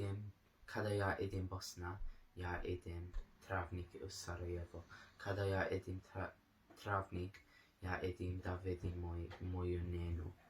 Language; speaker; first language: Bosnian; early bilingual, heritage; Bosnian